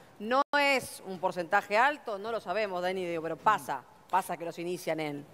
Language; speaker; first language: Spanish; native; Spanish